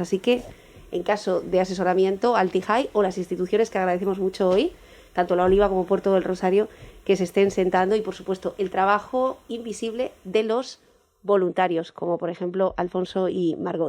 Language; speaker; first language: Spanish; native; Spanish